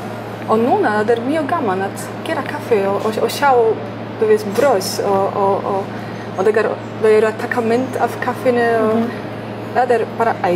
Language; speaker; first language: Icelandic; non-native, learner; Polish